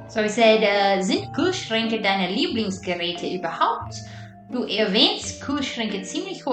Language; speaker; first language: German; non-native, fluent; English